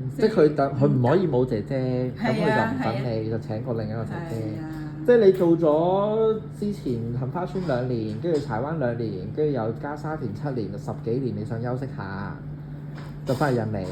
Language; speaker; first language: Cantonese; native; Cantonese